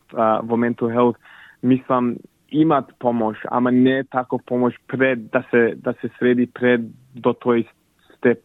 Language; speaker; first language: Macedonian; early bilingual, heritage; English